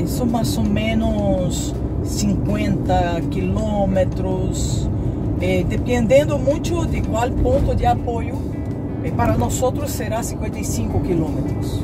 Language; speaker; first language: Spanish; non-native, learner; Portuguese